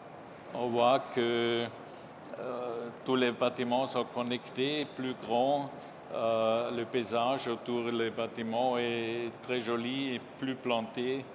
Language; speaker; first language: French; non-native, learner; German